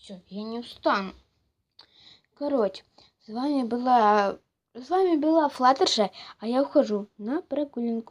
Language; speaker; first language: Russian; non-native, local second language; Ukrainian